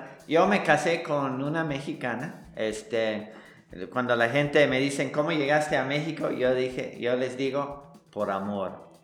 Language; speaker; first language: Spanish; non-native, fluent; English